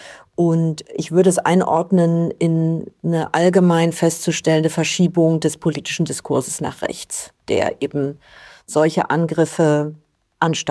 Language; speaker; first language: German; native; German